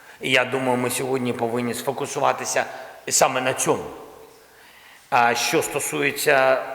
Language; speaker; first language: Ukrainian; non-native, local second language; Russian